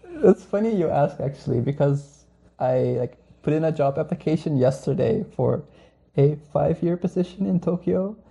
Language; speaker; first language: English; non-native, fluent; Dutch